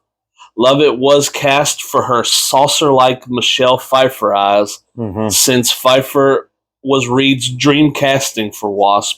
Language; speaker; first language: English; native; English